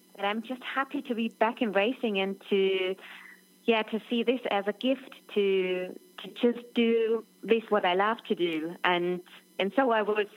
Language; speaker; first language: English; non-native, fluent; German